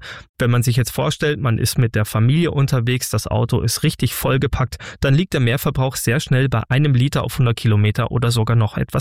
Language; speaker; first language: German; native; German